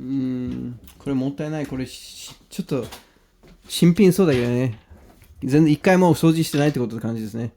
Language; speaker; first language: Japanese; non-native, fluent; English